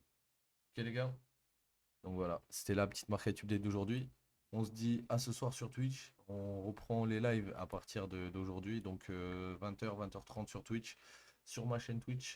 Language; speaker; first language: French; native; French